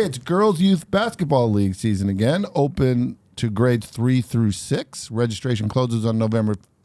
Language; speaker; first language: English; native; English